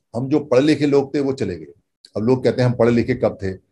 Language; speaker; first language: Hindi; native; Hindi